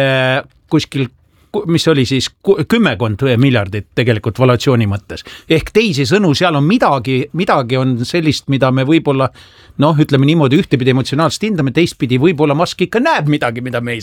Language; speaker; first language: Estonian; native; Estonian